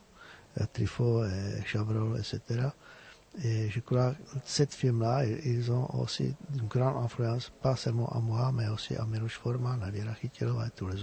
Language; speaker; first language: French; non-native, fluent; Czech